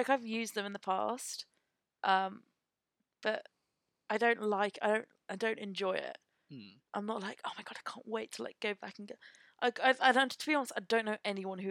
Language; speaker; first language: English; native; English